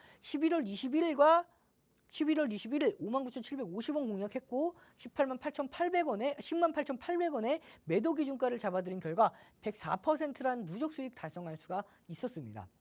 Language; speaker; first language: Korean; native; Korean